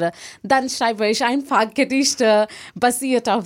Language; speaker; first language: German; non-native, fluent; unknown